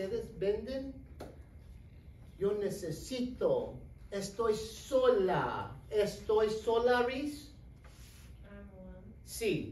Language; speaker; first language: Spanish; non-native, fluent; English